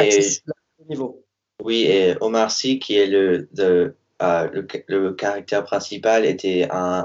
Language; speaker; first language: French; non-native, learner; English